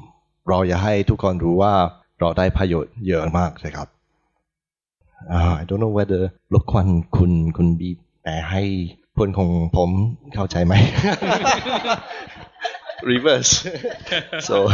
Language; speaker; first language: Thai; non-native, learner; English